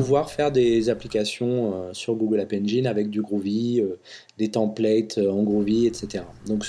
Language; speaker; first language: French; native; French